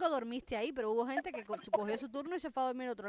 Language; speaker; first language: Spanish; native; Spanish